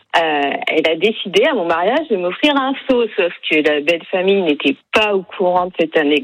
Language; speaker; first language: French; native; French